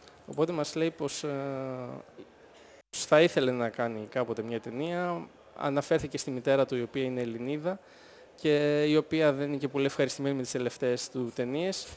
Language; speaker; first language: Greek; native; Greek